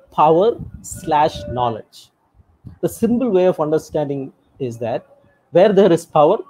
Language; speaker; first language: English; non-native, local second language; Tamil